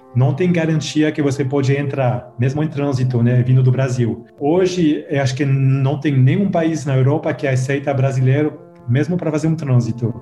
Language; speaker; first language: Portuguese; non-native, fluent; French